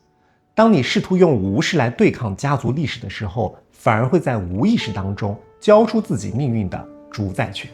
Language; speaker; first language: Chinese; native; Chinese